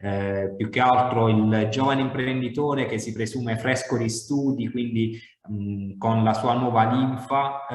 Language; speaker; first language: Italian; native; Italian